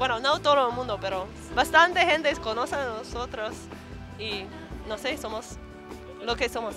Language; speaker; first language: Spanish; non-native, learner; English